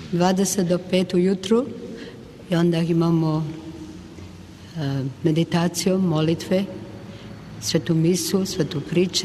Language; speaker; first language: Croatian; non-native, local second language; Albanian